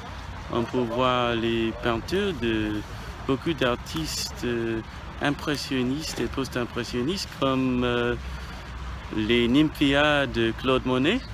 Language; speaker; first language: French; non-native, learner; English